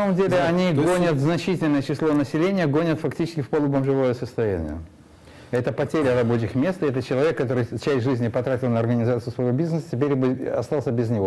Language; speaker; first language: Russian; native; Russian